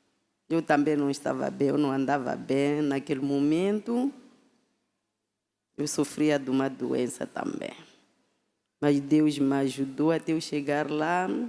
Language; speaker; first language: Portuguese; non-native, local second language; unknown